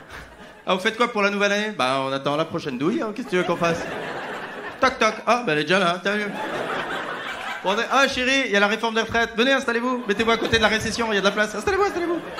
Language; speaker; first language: French; native; French